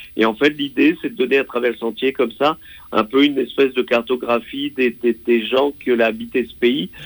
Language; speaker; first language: French; non-native, local second language; Réunion Creole French